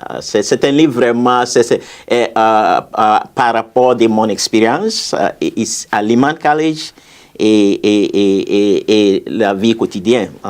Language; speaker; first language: French; non-native, fluent; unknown